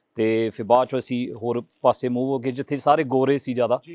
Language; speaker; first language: Punjabi; early bilingual, heritage; Punjabi